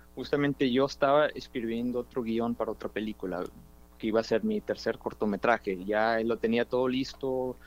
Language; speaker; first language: Spanish; early bilingual, heritage; Spanish